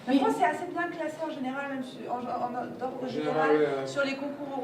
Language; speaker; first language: French; native; French